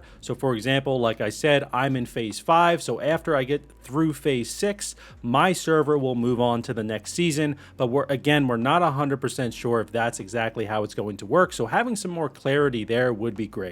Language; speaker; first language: English; native; English